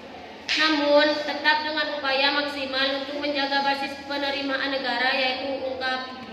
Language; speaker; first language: Indonesian; native; Indonesian